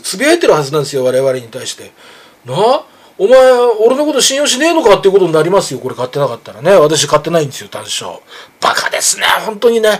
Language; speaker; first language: Japanese; native; Japanese